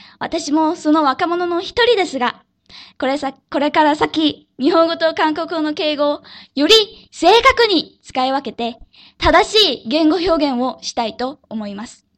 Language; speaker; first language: Japanese; non-native, fluent; Korean